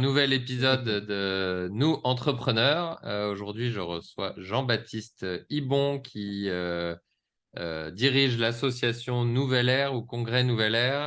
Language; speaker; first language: French; native; French